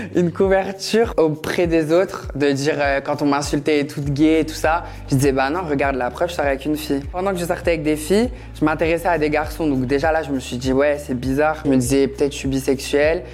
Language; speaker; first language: French; native; French